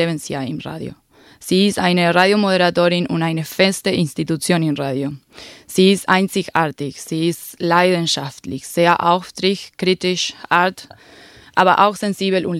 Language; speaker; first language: German; non-native, fluent; Spanish